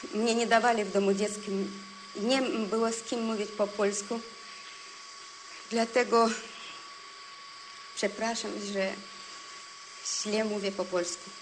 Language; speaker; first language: Polish; early bilingual, heritage; Polish